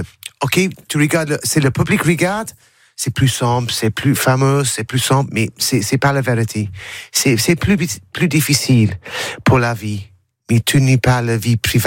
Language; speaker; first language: French; non-native, learner; English